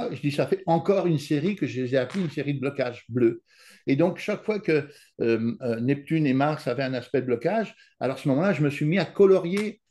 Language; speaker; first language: French; native; French